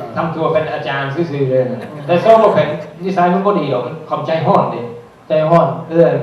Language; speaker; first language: Thai; non-native, fluent; English